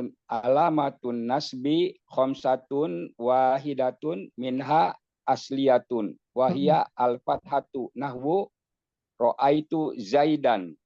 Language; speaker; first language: Arabic; non-native, learner; Indonesian